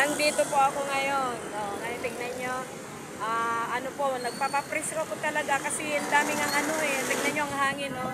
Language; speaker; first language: Filipino; non-native, local second language; Iloko